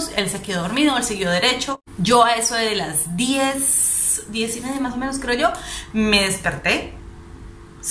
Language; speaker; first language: Spanish; native; Spanish